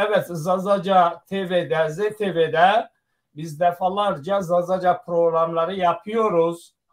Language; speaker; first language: Turkish; non-native, local second language; Zaza